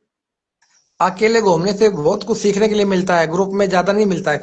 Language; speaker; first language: Hindi; native; Hindi